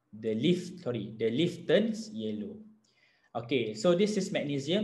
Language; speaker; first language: English; non-native, local second language; Malay